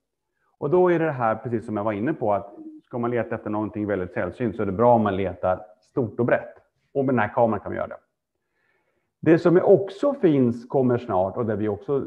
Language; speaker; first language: Swedish; native; Swedish